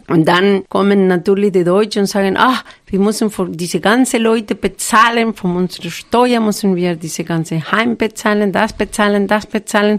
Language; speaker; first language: German; non-native, fluent; Spanish